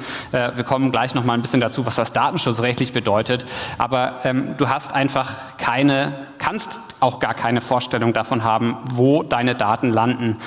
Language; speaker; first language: German; native; German